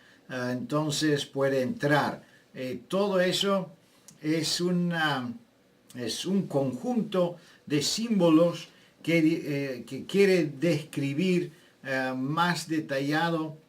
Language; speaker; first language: Spanish; non-native, fluent; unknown